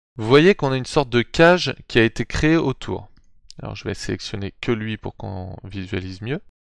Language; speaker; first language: French; native; French